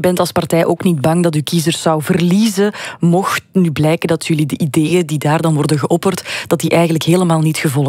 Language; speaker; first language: Dutch; native; Dutch